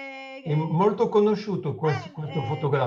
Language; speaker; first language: Italian; non-native, learner; French